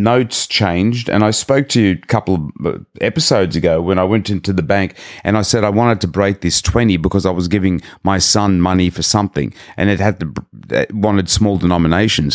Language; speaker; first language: English; native; English